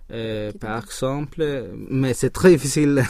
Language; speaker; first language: French; non-native, learner; Swedish